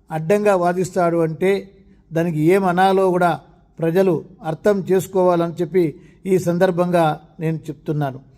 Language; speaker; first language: Telugu; native; Telugu